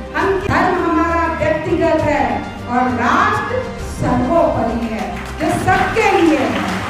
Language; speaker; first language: Hindi; native; Hindi